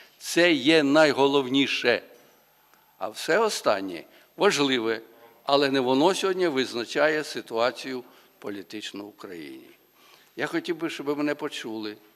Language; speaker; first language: Ukrainian; native; Ukrainian